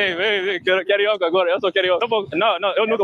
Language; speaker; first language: Portuguese; non-native, learner; English